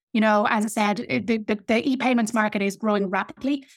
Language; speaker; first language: English; native; English